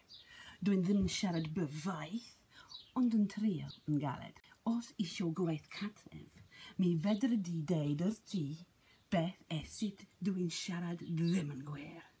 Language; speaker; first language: Welsh; non-native, learner; English